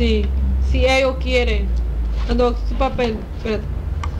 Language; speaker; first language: Spanish; early bilingual, heritage; Spanish